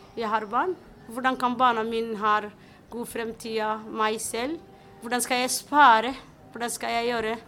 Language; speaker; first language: Norwegian; non-native, fluent; Somali